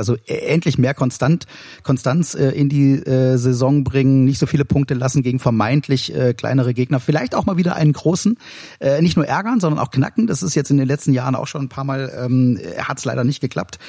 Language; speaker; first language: German; native; German